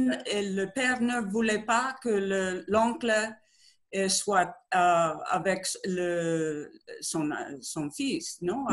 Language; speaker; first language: French; non-native, learner; Spanish